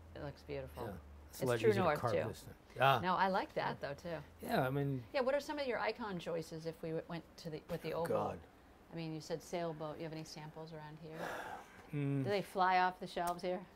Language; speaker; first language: English; native; English